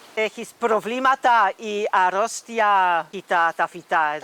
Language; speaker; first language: Greek; non-native, learner; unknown